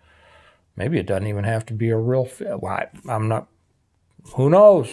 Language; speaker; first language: English; native; English